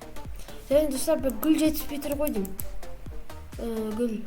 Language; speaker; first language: Kazakh; native; Kazakh